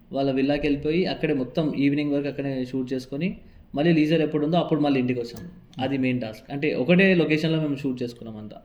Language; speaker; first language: Telugu; non-native, local second language; Urdu